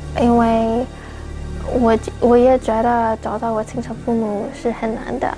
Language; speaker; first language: Chinese; non-native, learner; English